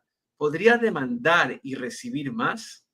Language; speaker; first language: Spanish; native; Spanish